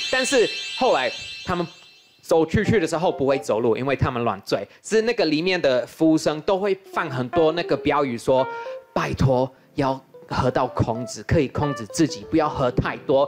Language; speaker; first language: Chinese; non-native, fluent; English